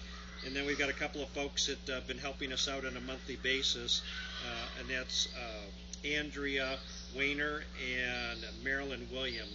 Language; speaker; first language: English; native; English